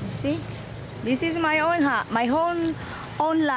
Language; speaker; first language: English; non-native, learner; Filipino